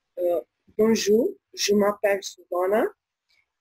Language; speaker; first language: French; non-native, learner; Albanian